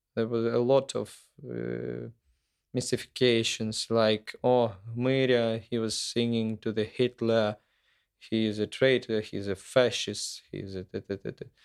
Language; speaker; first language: English; non-native, fluent; Ukrainian